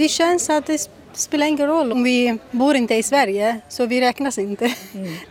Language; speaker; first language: Swedish; non-native, fluent; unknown